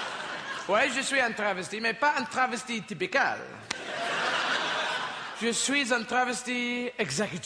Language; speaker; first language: French; non-native, learner; English